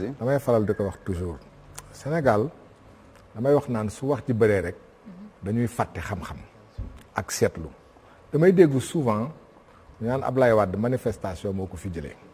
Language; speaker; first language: Wolof; non-native, local second language; Fula